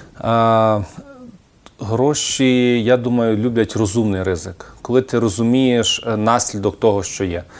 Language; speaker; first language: Ukrainian; native; Ukrainian